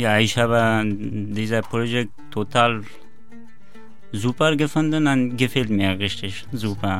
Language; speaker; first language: German; non-native, learner; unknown